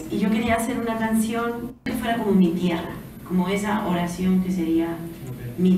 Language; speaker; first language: Spanish; native; Spanish